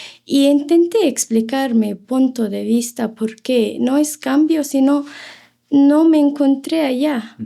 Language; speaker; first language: Spanish; non-native, fluent; Arabic